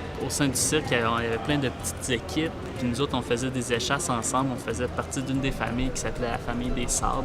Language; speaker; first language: French; native; French